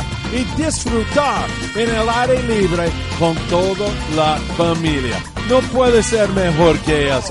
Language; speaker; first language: Spanish; non-native, fluent; English